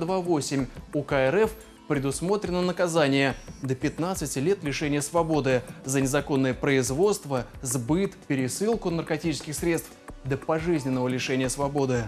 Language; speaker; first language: Russian; native; Russian